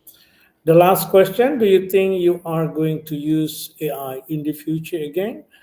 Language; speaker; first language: English; non-native, learner; Indonesian